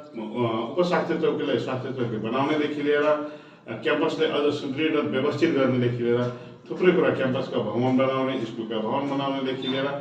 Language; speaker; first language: Nepali; non-native, local second language; Dangaura Tharu